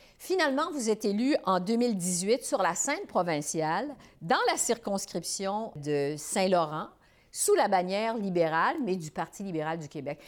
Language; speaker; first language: French; native; French